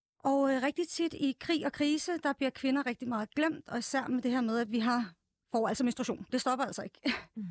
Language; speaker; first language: Danish; early bilingual, other home language; Serbian